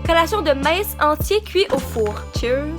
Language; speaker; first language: French; native; French